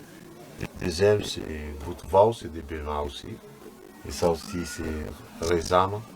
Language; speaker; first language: French; non-native, local second language; Malagasy